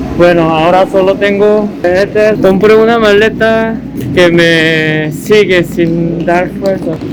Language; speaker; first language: Spanish; non-native, fluent; Korean